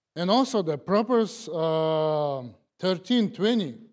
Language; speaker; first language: English; non-native, learner; Kazakh